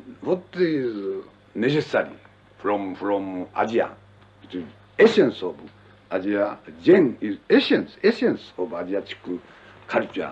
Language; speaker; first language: English; non-native, learner; Japanese